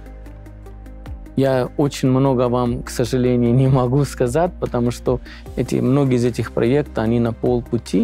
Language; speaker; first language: Russian; non-native, fluent; Punjabi